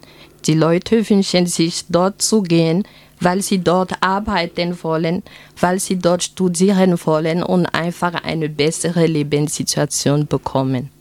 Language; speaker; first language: German; non-native, fluent; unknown